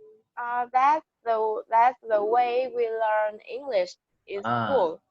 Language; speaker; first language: English; non-native, learner; Vietnamese